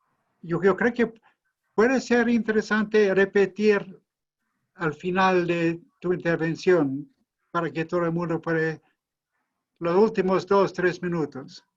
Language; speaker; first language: Spanish; non-native, fluent; English